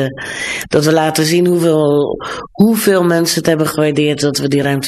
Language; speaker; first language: Dutch; native; Dutch